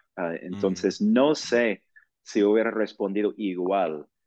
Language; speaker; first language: Spanish; non-native, fluent; English